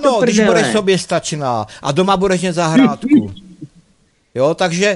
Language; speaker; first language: Czech; native; Czech